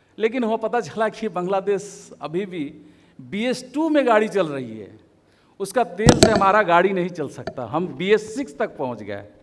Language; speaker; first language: Hindi; non-native, local second language; Assamese